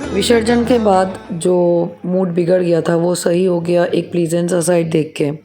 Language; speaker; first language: Hindi; non-native, local second language; Bangla